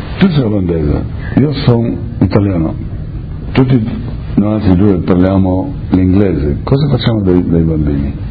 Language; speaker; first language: Italian; early bilingual, heritage; Italian